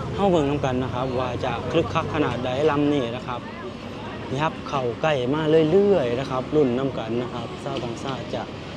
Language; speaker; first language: Thai; non-native, local second language; Lao